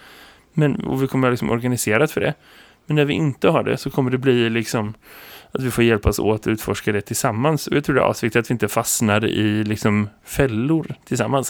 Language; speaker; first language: Swedish; native; Swedish